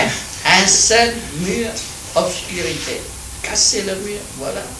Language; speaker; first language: French; non-native, learner; Vietnamese